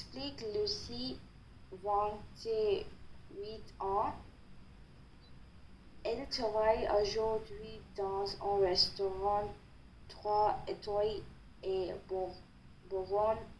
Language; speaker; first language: French; non-native, learner; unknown